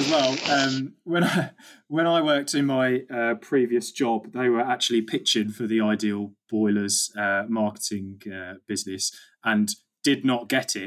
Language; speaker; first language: English; native; English